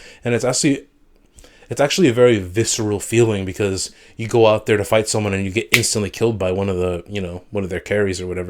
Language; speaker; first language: English; native; English